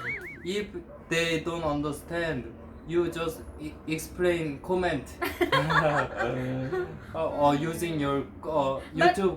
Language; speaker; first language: English; non-native, learner; Korean